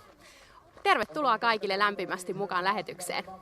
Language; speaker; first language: Finnish; native; Finnish